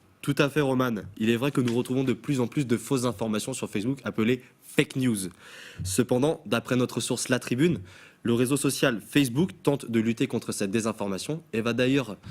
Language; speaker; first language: French; native; French